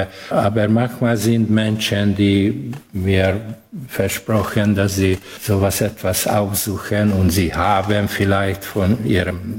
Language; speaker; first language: German; non-native, local second language; Hungarian